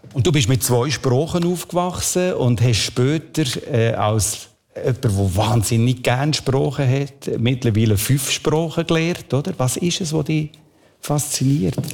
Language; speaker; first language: German; native; German